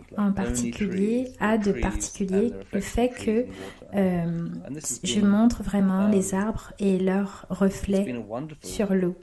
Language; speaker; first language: French; native; French